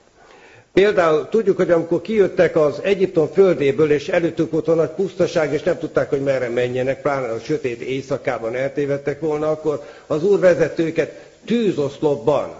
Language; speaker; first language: Hungarian; native; Hungarian